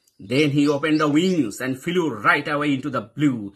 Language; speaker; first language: English; non-native, local second language; Bangla